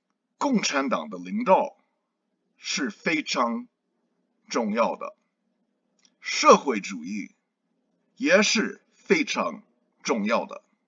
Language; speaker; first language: Chinese; non-native, learner; English